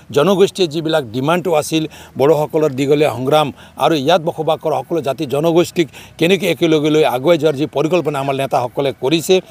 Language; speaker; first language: Assamese; non-native, local second language; Nepali